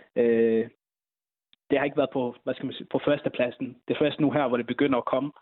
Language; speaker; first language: Danish; early bilingual, other home language; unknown